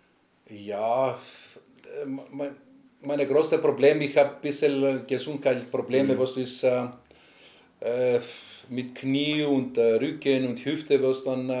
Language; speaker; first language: German; non-native, learner; Greek